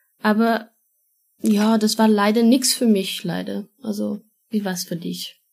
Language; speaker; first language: German; non-native, learner; Portuguese